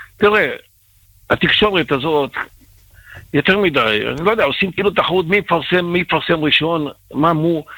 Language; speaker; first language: Hebrew; native; Hebrew